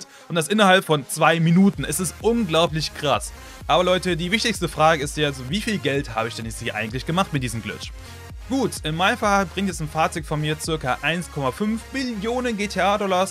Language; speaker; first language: German; native; German